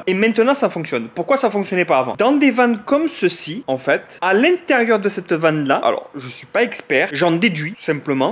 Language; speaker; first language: French; native; French